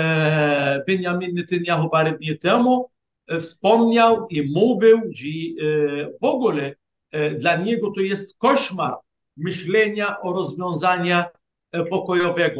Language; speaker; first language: Polish; non-native, fluent; Arabic